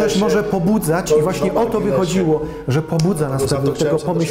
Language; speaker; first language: Polish; native; Polish